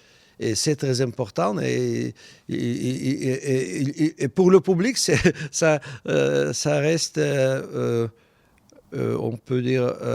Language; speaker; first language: French; non-native, fluent; Russian